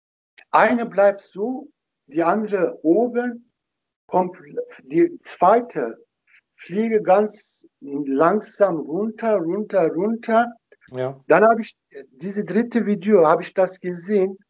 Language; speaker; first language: German; non-native, learner; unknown